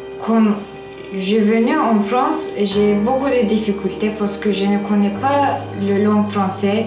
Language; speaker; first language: French; non-native, learner; Turkish